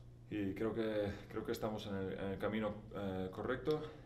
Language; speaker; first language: Spanish; non-native, fluent; Latvian